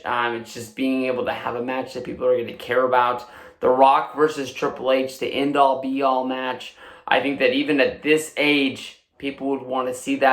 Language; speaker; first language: English; native; English